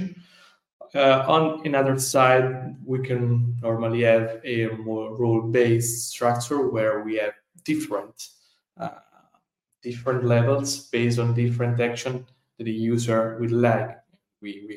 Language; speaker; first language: English; non-native, fluent; Italian